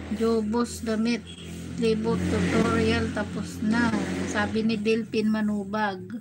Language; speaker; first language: Filipino; non-native, local second language; Waray